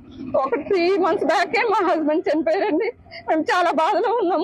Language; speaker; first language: Telugu; native; Telugu